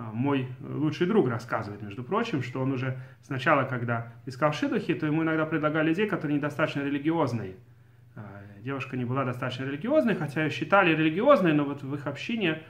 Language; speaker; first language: Russian; early bilingual, other home language; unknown